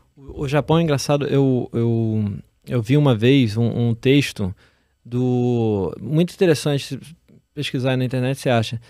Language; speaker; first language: Portuguese; native; Portuguese